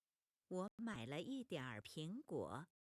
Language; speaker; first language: Chinese; non-native, learner; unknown